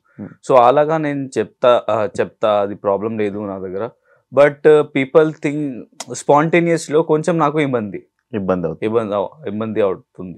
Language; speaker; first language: Telugu; non-native, learner; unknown